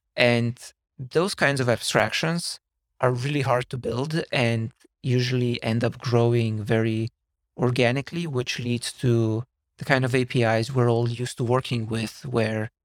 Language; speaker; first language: English; non-native, fluent; Slovenian